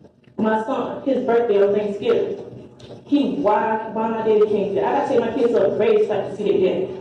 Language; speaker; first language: English; native; English